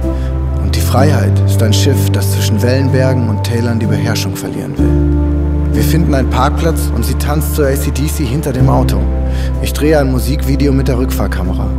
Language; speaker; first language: German; native; German